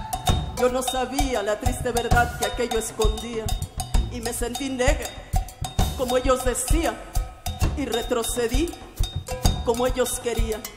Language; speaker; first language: Spanish; native; Spanish